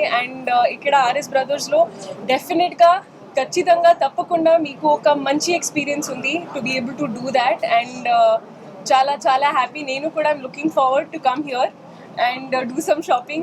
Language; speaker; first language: Telugu; non-native, fluent; Hindi